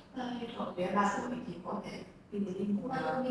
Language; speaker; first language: Chinese; non-native, learner; Vietnamese